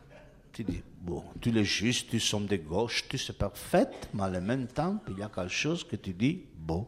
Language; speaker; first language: French; non-native, learner; Italian